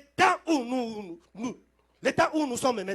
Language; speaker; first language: French; non-native, local second language; Lingala